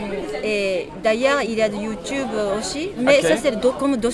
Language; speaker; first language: French; non-native, learner; Japanese